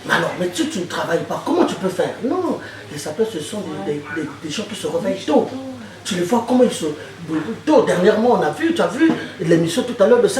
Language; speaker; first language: French; non-native, local second language; Lingala